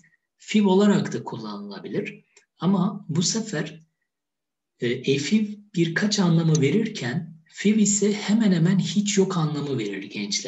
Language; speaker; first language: Turkish; native; Turkish